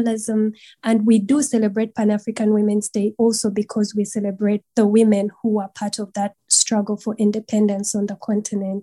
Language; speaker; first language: English; non-native, local second language; Nyankole